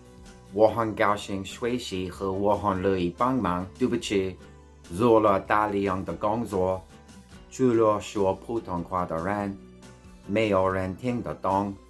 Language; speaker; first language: Chinese; non-native, learner; English